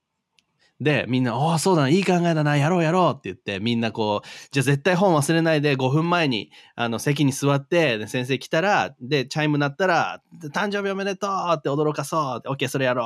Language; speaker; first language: Japanese; native; Japanese